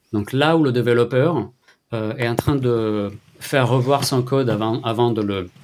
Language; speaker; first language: French; non-native, fluent; Italian